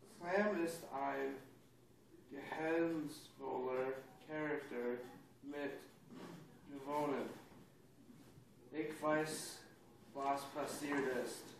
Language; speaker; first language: German; non-native, learner; English